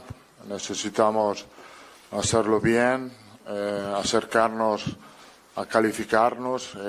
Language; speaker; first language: Spanish; non-native, fluent; Italian